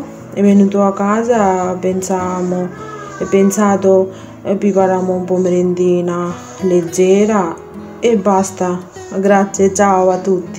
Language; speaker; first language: Italian; non-native, learner; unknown